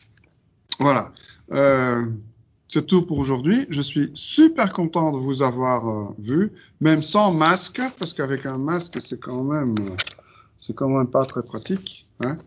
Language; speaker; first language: French; non-native, fluent; Dutch